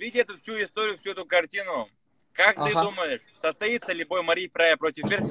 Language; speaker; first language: Russian; native; Russian